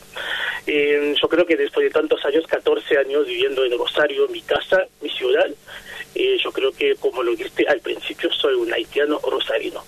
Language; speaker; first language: Spanish; non-native, fluent; Haitian Creole